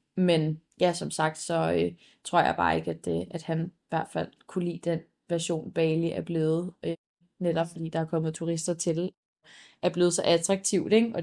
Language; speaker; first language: Danish; native; Danish